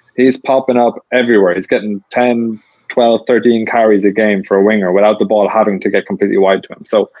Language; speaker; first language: English; native; English